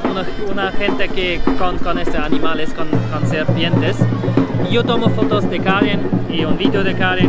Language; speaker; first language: Spanish; non-native, learner; German